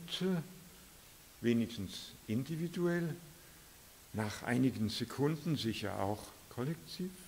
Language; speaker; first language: German; non-native, fluent; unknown